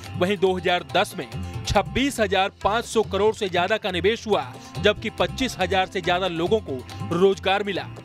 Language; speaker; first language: Hindi; native; Hindi